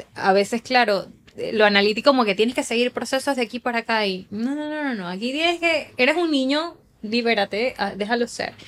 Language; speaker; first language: Spanish; native; Spanish